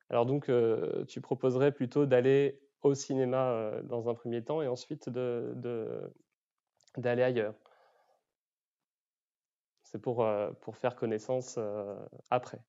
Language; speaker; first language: French; native; French